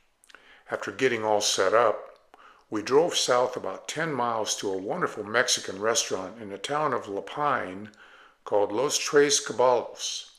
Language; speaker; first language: English; native; English